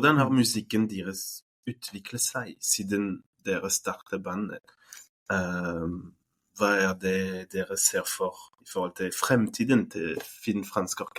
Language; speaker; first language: Norwegian; non-native, fluent; French